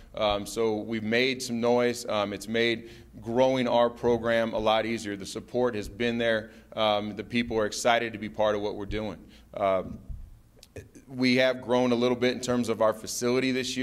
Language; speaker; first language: English; native; English